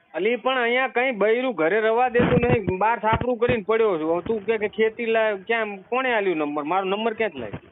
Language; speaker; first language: Gujarati; native; Gujarati